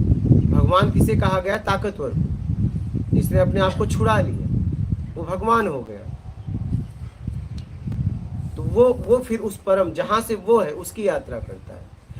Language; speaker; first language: Hindi; native; Hindi